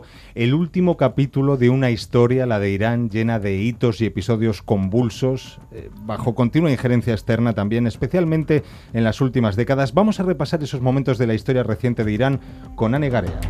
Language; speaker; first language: Spanish; native; Spanish